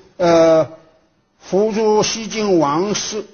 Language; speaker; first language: Chinese; native; Chinese